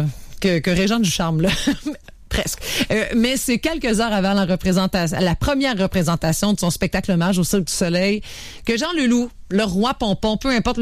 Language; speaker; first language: French; native; French